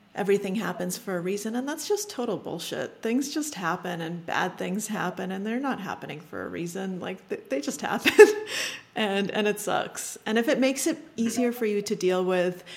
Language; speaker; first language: English; early bilingual, other home language; Russian